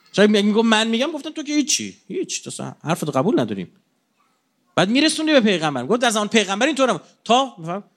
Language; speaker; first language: Persian; native; Persian